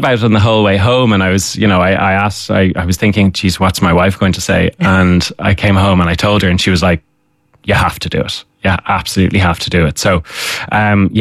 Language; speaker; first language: English; native; English